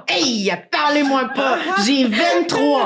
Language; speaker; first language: French; native; French